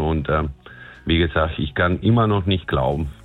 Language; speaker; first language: German; non-native, fluent; Spanish